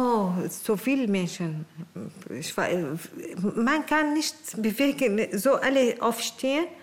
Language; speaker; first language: German; non-native, learner; Arabic